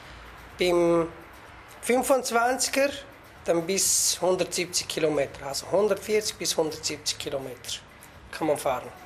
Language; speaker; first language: German; non-native, fluent; Kurdish